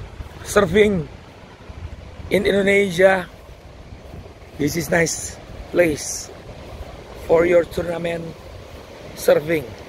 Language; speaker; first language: English; non-native, learner; Indonesian